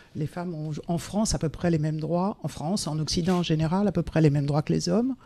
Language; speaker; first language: French; native; French